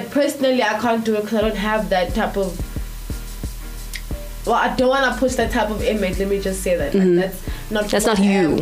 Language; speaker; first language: English; non-native, local second language; Zulu